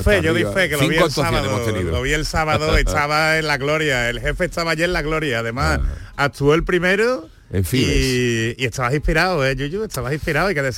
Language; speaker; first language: Spanish; native; Spanish